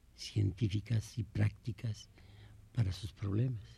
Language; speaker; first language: Spanish; native; Spanish